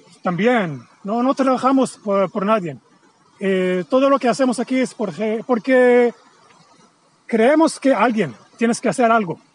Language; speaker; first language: Spanish; non-native, fluent; Hebrew